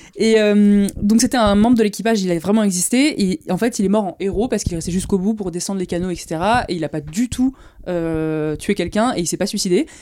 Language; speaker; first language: French; native; French